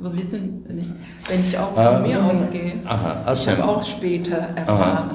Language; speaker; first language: German; non-native, fluent; Turkish